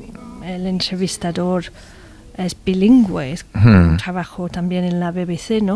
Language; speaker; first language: Spanish; non-native, fluent; English